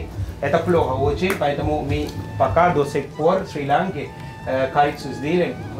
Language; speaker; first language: Russian; non-native, learner; Sinhala